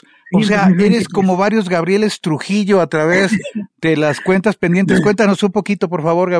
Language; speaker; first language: Spanish; native; Spanish